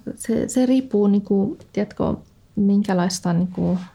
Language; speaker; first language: Finnish; non-native, fluent; Persian